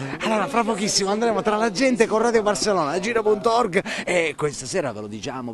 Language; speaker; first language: Italian; native; Italian